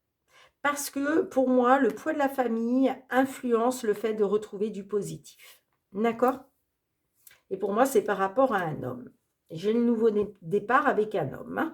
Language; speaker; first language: French; native; French